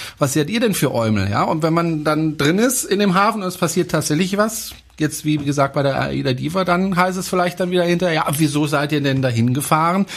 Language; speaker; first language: German; non-native, fluent; French